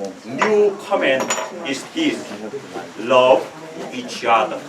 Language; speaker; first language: English; non-native, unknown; Korean